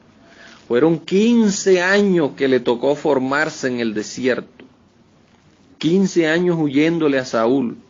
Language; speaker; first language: Spanish; native; Spanish